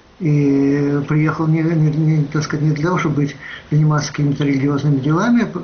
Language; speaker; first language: Russian; native; Russian